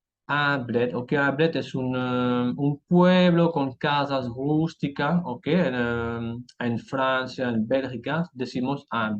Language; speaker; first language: Spanish; non-native, fluent; French